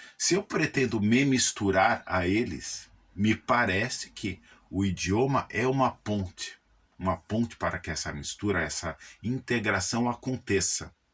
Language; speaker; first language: Portuguese; native; Portuguese